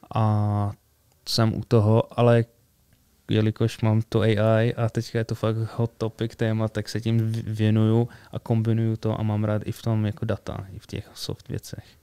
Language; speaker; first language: Czech; early bilingual, other home language; Arabic